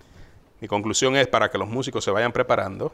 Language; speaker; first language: Spanish; native; Spanish